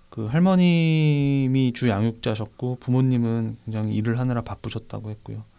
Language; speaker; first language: Korean; native; Korean